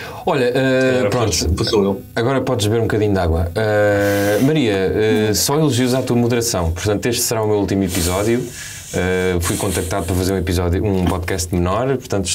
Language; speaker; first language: Portuguese; native; Portuguese